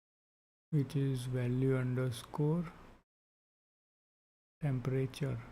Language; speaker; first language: English; non-native, local second language; Hindi